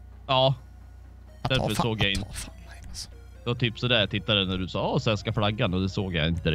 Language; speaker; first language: Swedish; native; Swedish